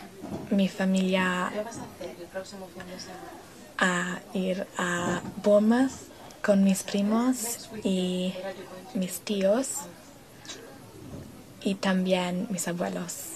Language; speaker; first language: Spanish; non-native, learner; English